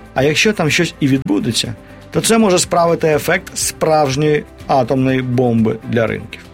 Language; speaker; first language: Ukrainian; non-native, local second language; Russian